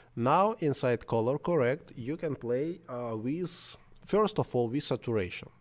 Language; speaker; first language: English; non-native, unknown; Russian